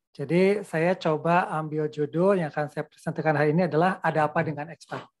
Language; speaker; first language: Indonesian; native; Indonesian